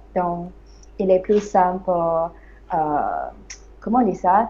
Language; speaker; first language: French; non-native, learner; English